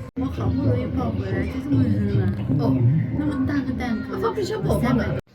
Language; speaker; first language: Chinese; non-native, fluent; Korean